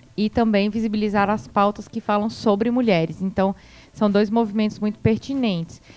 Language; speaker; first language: Portuguese; native; Portuguese